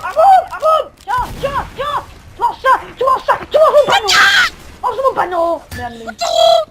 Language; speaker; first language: French; native; French